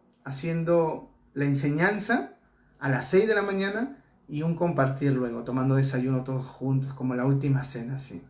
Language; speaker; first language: Spanish; native; Spanish